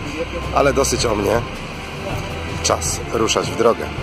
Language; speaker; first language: Polish; native; Polish